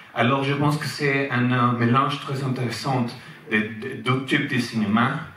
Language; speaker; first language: French; non-native, fluent; Spanish